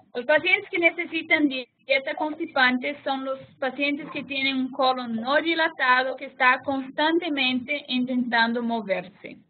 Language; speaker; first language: Spanish; non-native, fluent; Portuguese